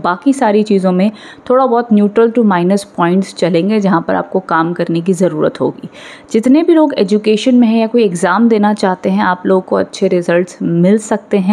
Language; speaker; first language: Hindi; native; Hindi